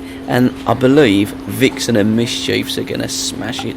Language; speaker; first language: English; native; English